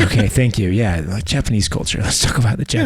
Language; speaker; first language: English; native; English